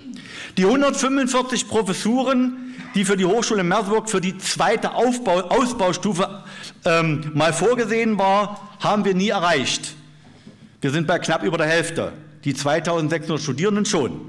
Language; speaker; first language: German; native; German